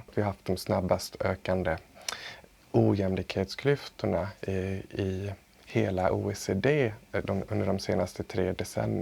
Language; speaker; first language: Swedish; native; Swedish